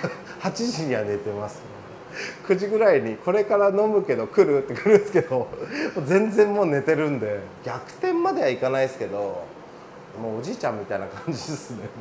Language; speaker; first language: Japanese; native; Japanese